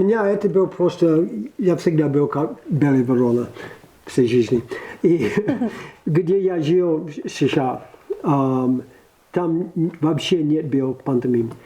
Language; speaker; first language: Russian; non-native, learner; English